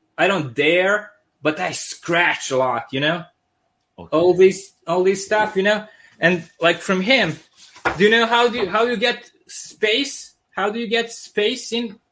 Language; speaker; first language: English; non-native, fluent; Serbian